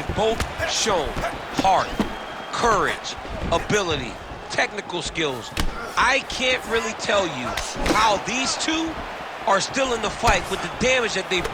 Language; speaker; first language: English; native; English